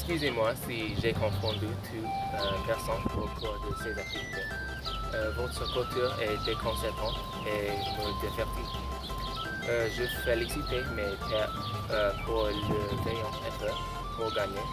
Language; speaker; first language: French; non-native, learner; English